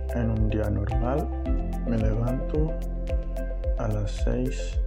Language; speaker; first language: Spanish; non-native, learner; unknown